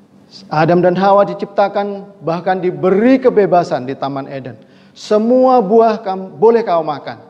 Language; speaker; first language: Indonesian; native; Indonesian